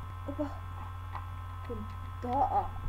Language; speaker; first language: Arabic; native; Arabic